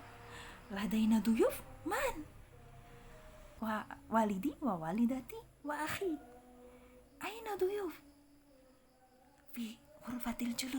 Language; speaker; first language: Arabic; non-native, fluent; Indonesian